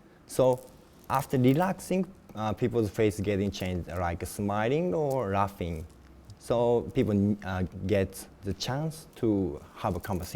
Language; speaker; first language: English; non-native, learner; Japanese